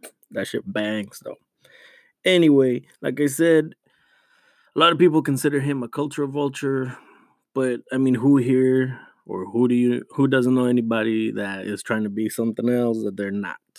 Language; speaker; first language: English; early bilingual, other home language; Spanish